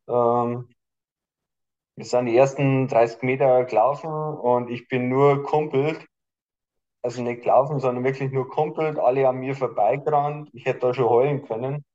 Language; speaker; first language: German; native; German